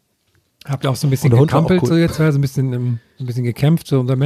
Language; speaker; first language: German; native; German